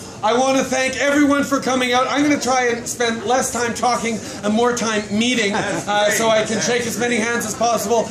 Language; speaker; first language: English; early bilingual, other home language; French